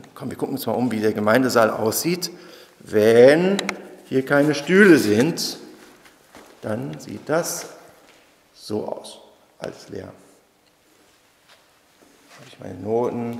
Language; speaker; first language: German; native; German